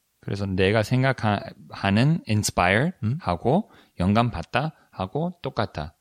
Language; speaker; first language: Korean; non-native, fluent; English